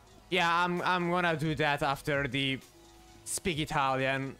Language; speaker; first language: English; non-native, fluent; Italian